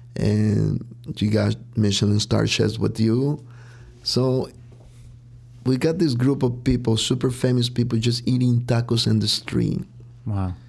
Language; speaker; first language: English; non-native, fluent; Spanish